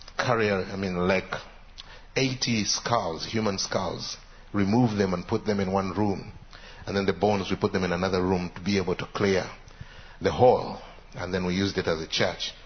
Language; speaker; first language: English; non-native, local second language; Ganda